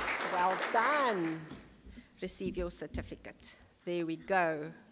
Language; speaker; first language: English; non-native, local second language; Afrikaans